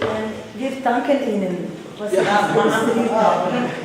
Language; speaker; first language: German; non-native, learner; Somali